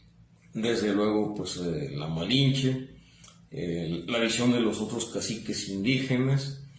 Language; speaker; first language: Spanish; native; Spanish